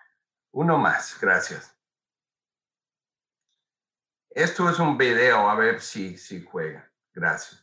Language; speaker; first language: Spanish; non-native, fluent; English